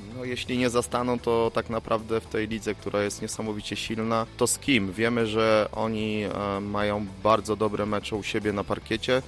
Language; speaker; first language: Polish; native; Polish